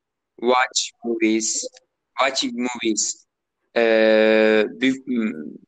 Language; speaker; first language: English; non-native, learner; Turkish